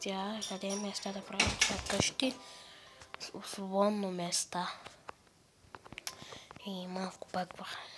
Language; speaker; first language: Bulgarian; non-native, local second language; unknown